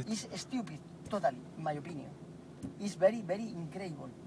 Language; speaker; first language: English; non-native, learner; Spanish